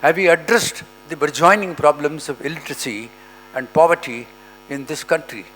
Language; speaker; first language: English; non-native, local second language; Tamil